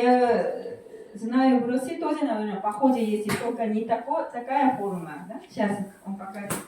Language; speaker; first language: Russian; non-native, fluent; Korean